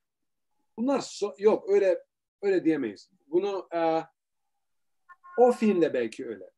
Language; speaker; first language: Turkish; early bilingual, heritage; Turkish